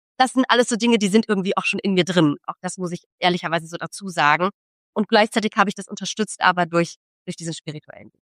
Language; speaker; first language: German; early bilingual, other home language; Polish